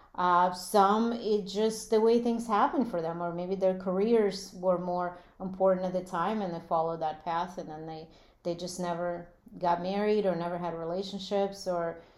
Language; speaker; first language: English; early bilingual, other home language; Latvian